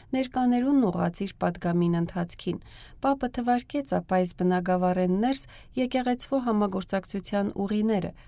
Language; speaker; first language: Armenian; early bilingual, heritage; Armenian